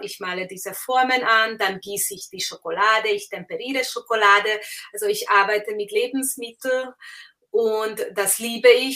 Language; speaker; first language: German; non-native, fluent; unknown